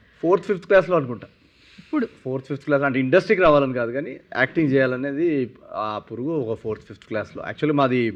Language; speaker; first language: Telugu; native; Telugu